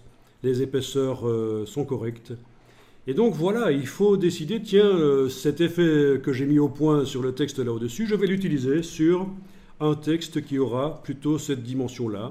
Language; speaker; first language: French; native; French